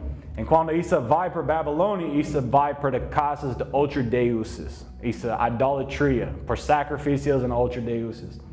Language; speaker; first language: Portuguese; non-native, learner; English